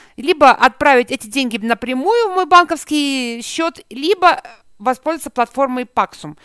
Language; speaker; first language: Russian; native; Russian